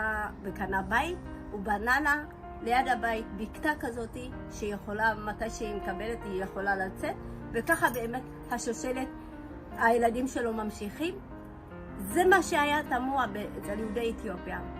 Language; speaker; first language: Hebrew; early bilingual, other home language; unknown